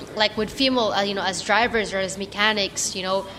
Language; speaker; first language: English; non-native, local second language; Filipino